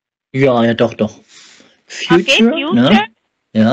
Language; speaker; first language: German; native; German